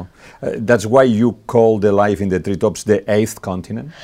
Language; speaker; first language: English; non-native, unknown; Catalan